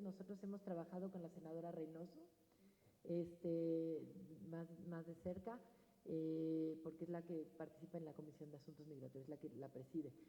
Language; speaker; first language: Spanish; native; Spanish